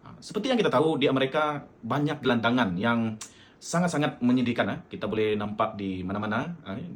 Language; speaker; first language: Malay; native; Malay